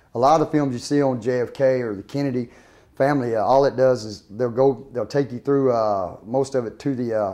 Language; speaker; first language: English; native; English